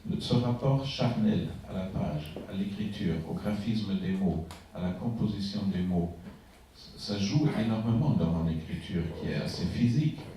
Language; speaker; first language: French; non-native, fluent; German